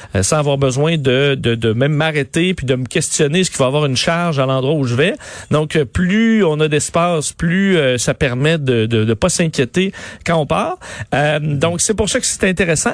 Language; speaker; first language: French; native; French